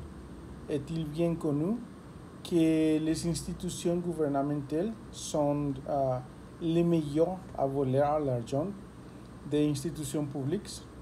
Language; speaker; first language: French; non-native, learner; Spanish